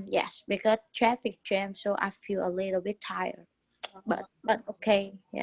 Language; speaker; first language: English; non-native, learner; Vietnamese